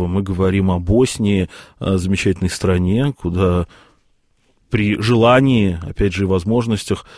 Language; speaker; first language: Russian; native; Russian